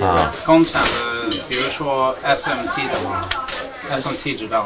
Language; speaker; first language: Chinese; non-native, learner; English